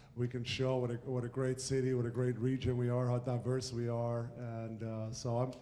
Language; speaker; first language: English; non-native, fluent; German